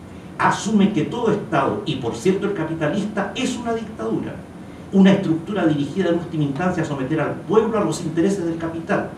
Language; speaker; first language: Spanish; native; Spanish